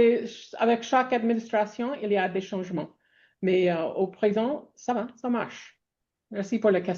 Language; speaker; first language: French; non-native, fluent; English